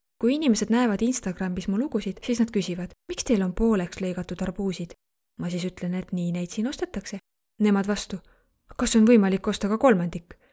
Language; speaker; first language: Estonian; non-native, fluent; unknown